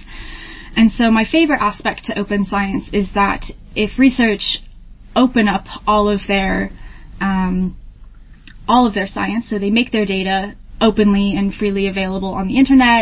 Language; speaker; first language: English; native; English